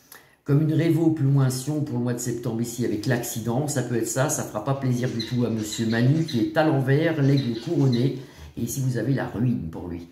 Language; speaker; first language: French; native; French